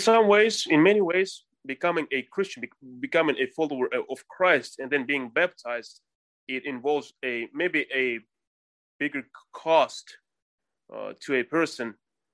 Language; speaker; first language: English; non-native, fluent; Russian